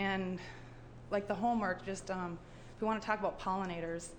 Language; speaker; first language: English; native; English